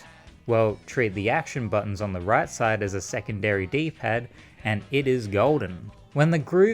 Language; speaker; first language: English; native; English